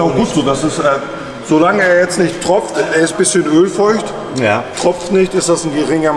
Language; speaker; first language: German; native; German